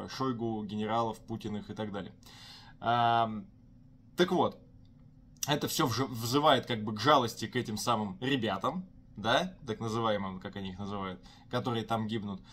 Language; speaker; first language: Russian; native; Russian